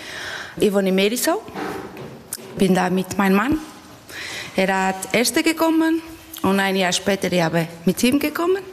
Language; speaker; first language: German; non-native, learner; Portuguese